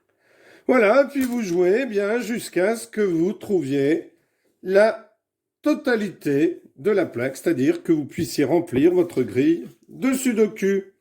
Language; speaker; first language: French; native; French